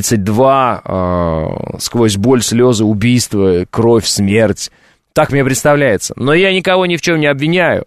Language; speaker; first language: Russian; native; Russian